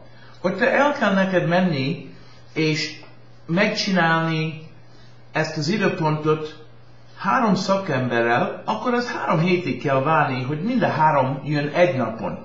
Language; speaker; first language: Hungarian; early bilingual, heritage; Hungarian